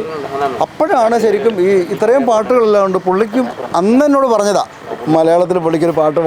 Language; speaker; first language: Malayalam; native; Malayalam